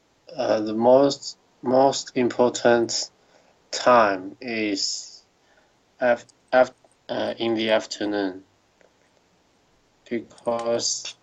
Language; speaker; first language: English; non-native, learner; Chinese